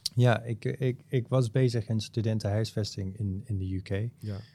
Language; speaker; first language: Dutch; non-native, fluent; English